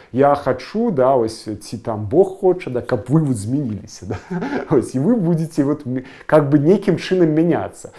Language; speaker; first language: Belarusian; native; Belarusian